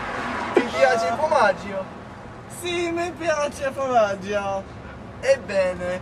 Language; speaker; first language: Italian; non-native, learner; English